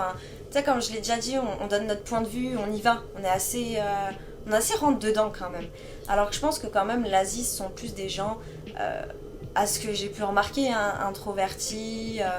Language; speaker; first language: French; native; French